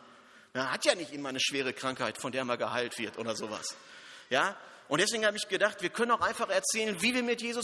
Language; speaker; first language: German; native; German